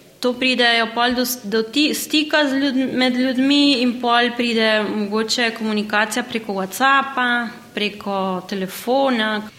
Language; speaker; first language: Slovenian; early bilingual, heritage; Slovenian